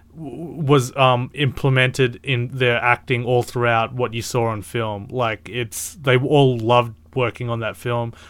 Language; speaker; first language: English; early bilingual, other home language; Filipino